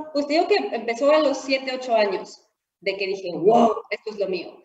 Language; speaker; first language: Spanish; native; Spanish